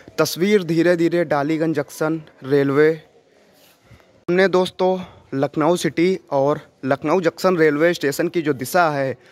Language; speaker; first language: Hindi; native; Hindi